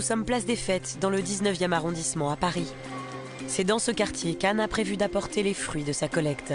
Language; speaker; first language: French; native; French